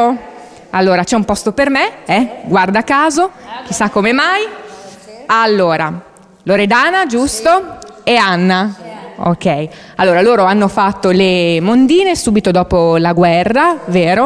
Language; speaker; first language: Italian; native; Italian